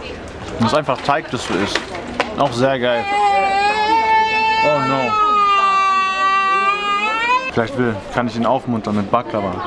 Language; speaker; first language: German; native; German